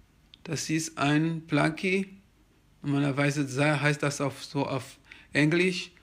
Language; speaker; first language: German; non-native, fluent; Kabuverdianu